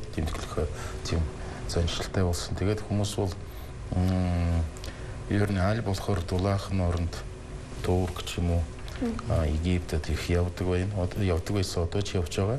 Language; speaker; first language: Mongolian; non-native, fluent; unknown